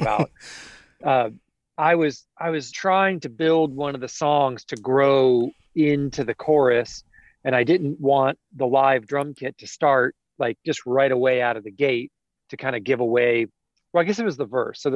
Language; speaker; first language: English; native; English